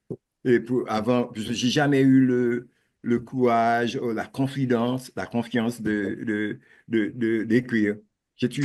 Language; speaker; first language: French; non-native, local second language; Haitian Creole